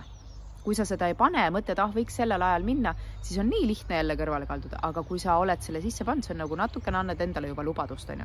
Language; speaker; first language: Estonian; native; Estonian